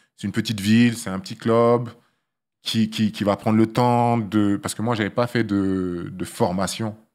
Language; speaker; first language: French; early bilingual, other home language; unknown